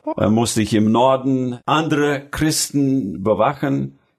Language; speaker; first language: German; early bilingual, other home language; Russian